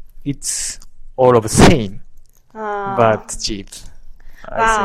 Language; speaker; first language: English; non-native, learner; Japanese